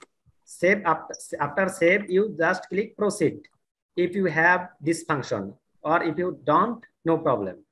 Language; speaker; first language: English; non-native, learner; Bangla